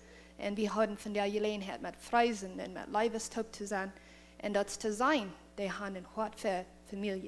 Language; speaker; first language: German; non-native, learner; Plautdietsch